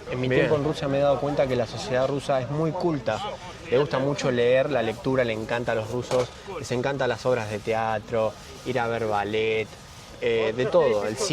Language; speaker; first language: Spanish; native; Spanish